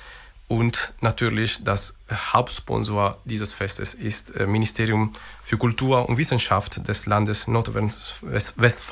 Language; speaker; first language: German; non-native, fluent; Italian